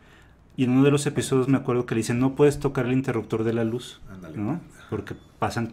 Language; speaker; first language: Spanish; native; Spanish